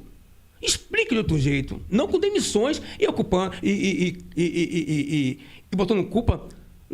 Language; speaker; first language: Portuguese; native; Portuguese